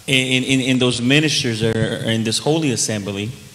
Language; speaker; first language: English; early bilingual, other home language; Spanish